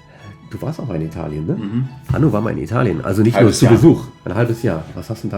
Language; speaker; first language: German; native; German